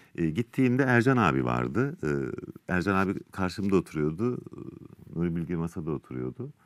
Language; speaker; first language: Turkish; native; Turkish